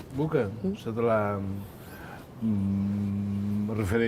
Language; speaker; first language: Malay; non-native, fluent; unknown